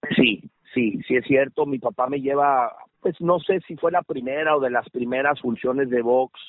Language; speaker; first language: Spanish; early bilingual, heritage; Spanish